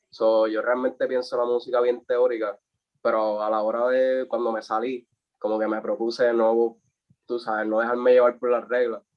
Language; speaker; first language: Spanish; native; Spanish